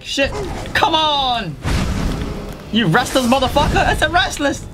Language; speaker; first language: English; native; English